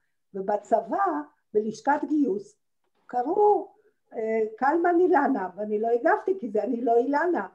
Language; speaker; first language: Hebrew; early bilingual, other home language; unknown